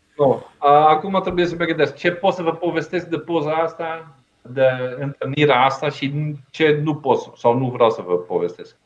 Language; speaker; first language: Romanian; non-native, fluent; Dutch